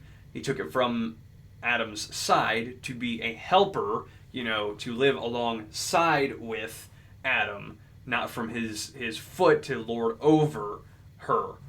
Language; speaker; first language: English; native; English